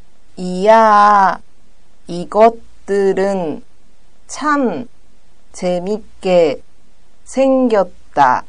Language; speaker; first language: Korean; non-native, learner; Japanese